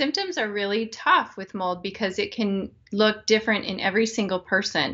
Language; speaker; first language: English; native; English